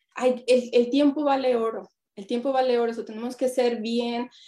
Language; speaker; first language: Spanish; native; Spanish